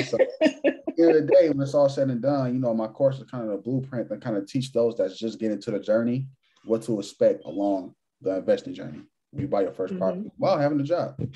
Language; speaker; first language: English; native; English